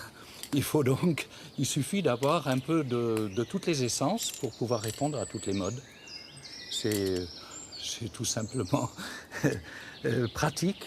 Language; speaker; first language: French; native; French